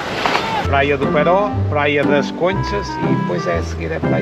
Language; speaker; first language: Portuguese; non-native, learner; Spanish